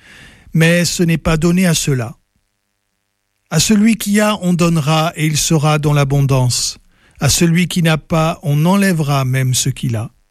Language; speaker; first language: French; native; French